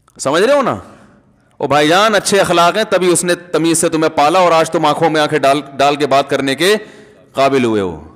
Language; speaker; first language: Urdu; native; Urdu